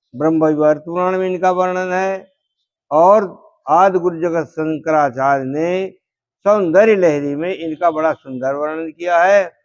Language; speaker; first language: Hindi; native; Hindi